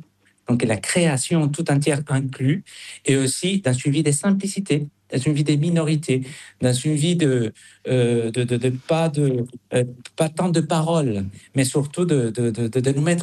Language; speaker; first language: French; non-native, fluent; Spanish